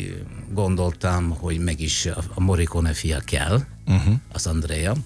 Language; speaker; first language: Hungarian; non-native, fluent; Italian